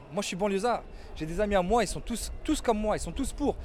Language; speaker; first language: French; native; French